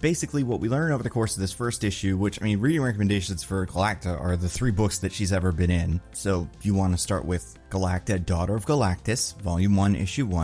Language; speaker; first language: English; native; English